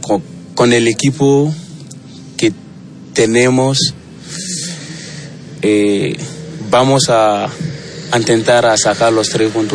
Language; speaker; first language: Spanish; non-native, learner; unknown